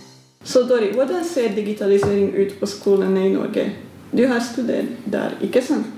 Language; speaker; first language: Norwegian; non-native, learner; Hungarian